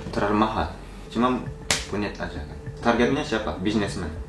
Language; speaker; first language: Indonesian; non-native, learner; Japanese